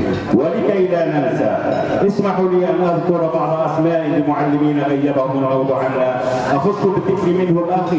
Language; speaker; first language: Arabic; native; Arabic